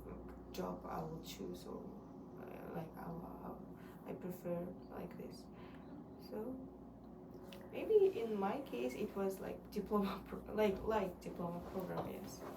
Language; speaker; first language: English; non-native, learner; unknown